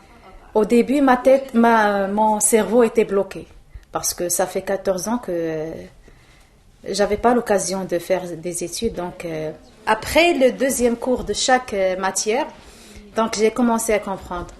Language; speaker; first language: French; non-native, local second language; Arabic